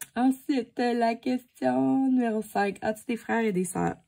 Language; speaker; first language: French; native; French